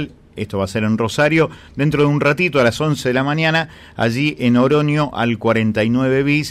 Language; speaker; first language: Spanish; native; Spanish